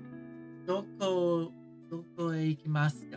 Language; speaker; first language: Japanese; non-native, learner; English